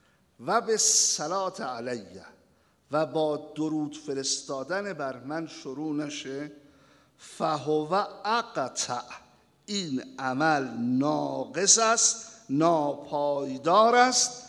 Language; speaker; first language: Persian; native; Persian